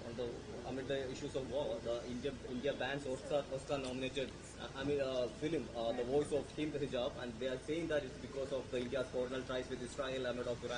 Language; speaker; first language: English; non-native, local second language; Malayalam